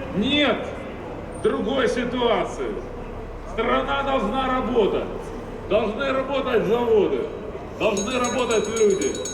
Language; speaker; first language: Russian; native; Russian